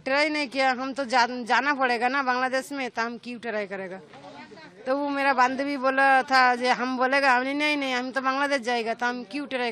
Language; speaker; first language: Hindi; non-native, learner; Bangla